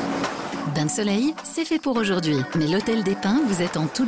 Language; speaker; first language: French; non-native, fluent; Spanish